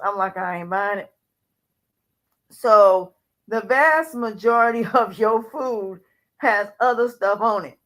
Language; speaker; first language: English; native; English